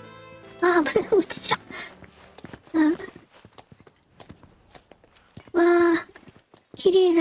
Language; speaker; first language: Japanese; native; Japanese